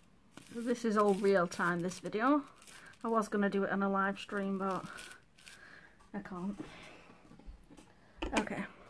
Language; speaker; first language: English; native; English